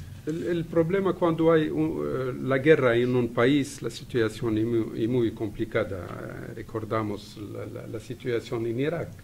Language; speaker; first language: Spanish; non-native, fluent; Arabic